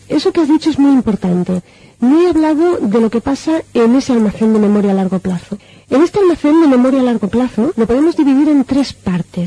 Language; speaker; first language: Spanish; native; Spanish